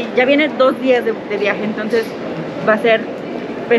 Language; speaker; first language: Spanish; native; Spanish